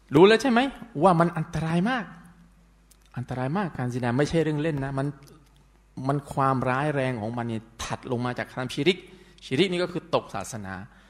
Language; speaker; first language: Thai; non-native, local second language; Pattani Malay